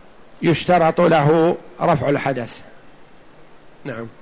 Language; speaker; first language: Arabic; native; Arabic